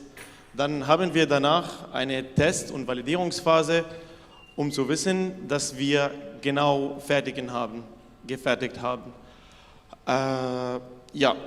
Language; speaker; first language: German; non-native, fluent; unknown